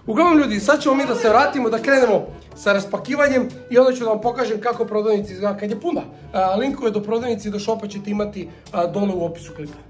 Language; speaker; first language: Croatian; native; Croatian